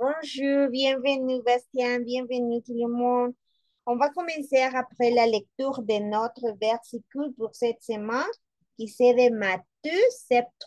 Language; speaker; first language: French; non-native, fluent; Spanish